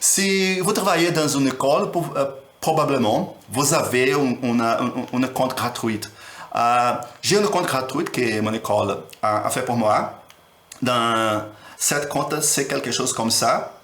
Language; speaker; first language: French; non-native, learner; Portuguese